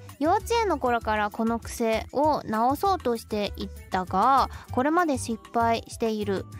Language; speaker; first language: Japanese; non-native, fluent; Chinese